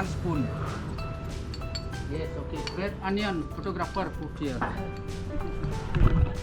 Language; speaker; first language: English; non-native, learner; Indonesian